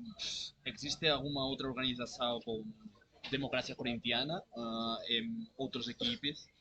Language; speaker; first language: Portuguese; non-native, learner; Catalan